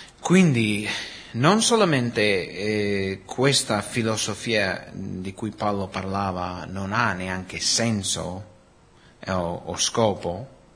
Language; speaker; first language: Italian; non-native, fluent; Spanish